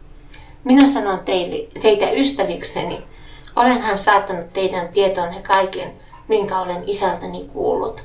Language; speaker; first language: Finnish; native; Finnish